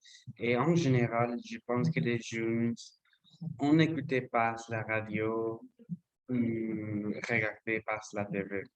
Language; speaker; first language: French; non-native, learner; Spanish